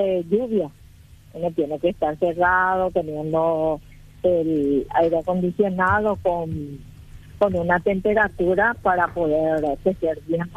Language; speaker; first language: Spanish; native; Spanish